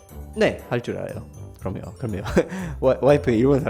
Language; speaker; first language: Korean; non-native, learner; Spanish